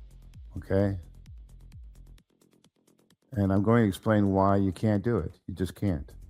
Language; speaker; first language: English; native; English